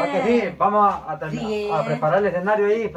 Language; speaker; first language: Spanish; native; Spanish